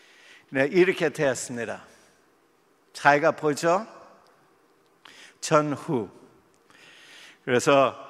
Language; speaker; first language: Korean; non-native, fluent; English